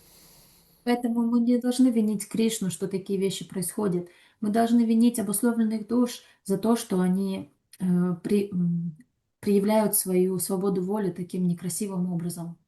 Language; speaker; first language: Russian; native; Russian